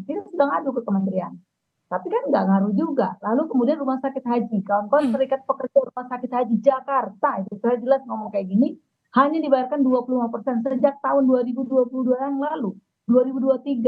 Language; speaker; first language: Indonesian; native; Indonesian